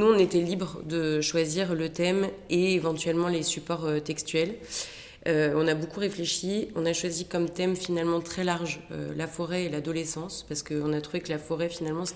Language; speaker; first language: French; native; French